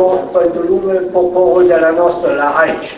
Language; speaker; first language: Romanian; non-native, learner; German